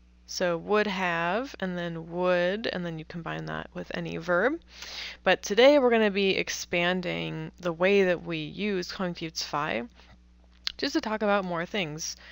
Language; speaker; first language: English; native; English